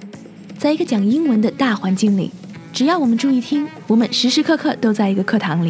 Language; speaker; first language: Chinese; native; Chinese